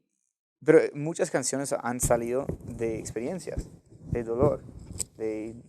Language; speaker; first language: Spanish; non-native, fluent; English